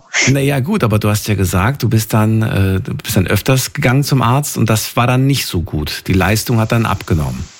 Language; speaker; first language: German; native; German